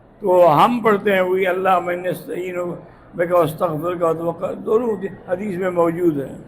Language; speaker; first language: Urdu; native; Urdu